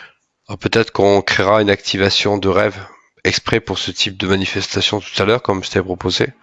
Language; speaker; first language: French; native; French